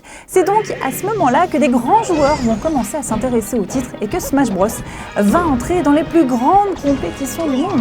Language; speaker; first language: French; native; French